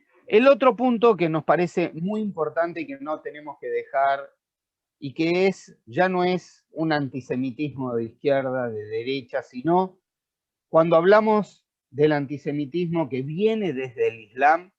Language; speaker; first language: Spanish; native; Spanish